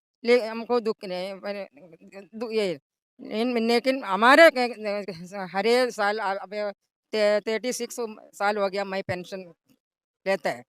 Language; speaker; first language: Hindi; non-native, local second language; Malayalam